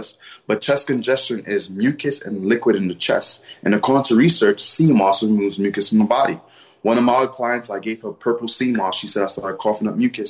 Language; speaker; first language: English; native; English